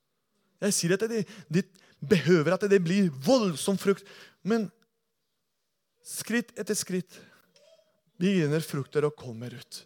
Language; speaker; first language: Norwegian; non-native, fluent; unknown